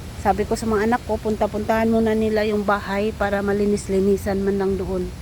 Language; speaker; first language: Filipino; non-native, local second language; Cebuano